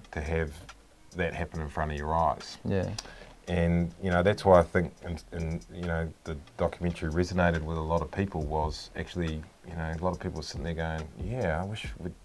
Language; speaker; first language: English; native; English